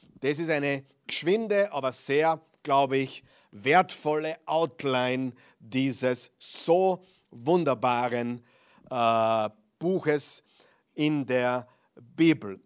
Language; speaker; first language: German; non-native, fluent; English